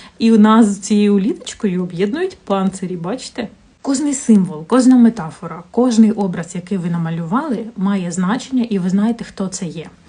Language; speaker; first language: Ukrainian; non-native, local second language; Russian